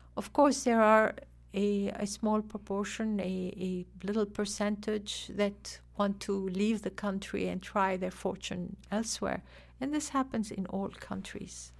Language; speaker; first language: English; non-native, fluent; Arabic